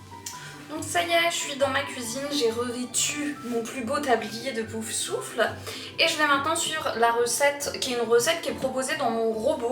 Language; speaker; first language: French; native; French